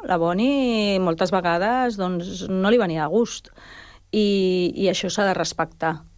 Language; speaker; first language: Catalan; non-native, local second language; Spanish